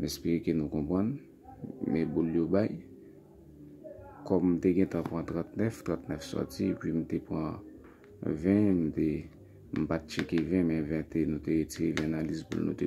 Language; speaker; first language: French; non-native, learner; Haitian Creole